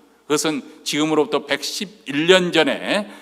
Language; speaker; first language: Korean; native; Korean